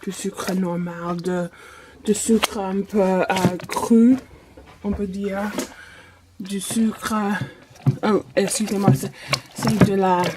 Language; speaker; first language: French; non-native, fluent; English